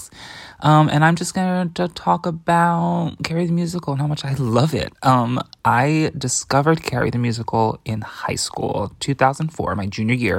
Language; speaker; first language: English; native; English